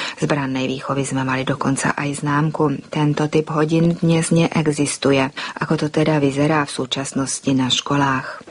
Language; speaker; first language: Slovak; early bilingual, heritage; Slovak